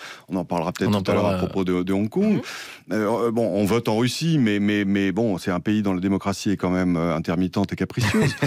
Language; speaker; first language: French; native; French